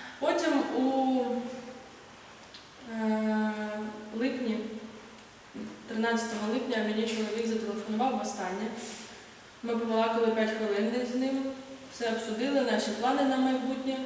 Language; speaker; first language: Ukrainian; native; Ukrainian